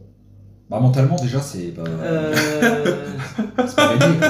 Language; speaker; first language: French; native; French